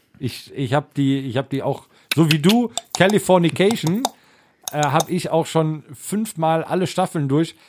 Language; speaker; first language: German; native; German